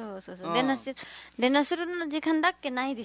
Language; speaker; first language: Japanese; non-native, learner; Nepali